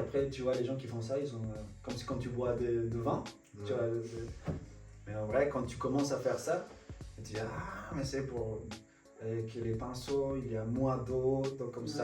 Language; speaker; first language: French; non-native, fluent; Spanish